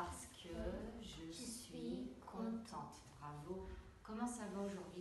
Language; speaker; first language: French; native; French